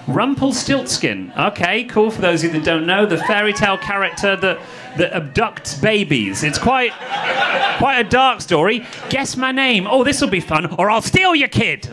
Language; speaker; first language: English; native; English